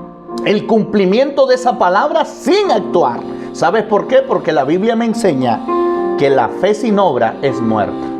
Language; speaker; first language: Spanish; native; Spanish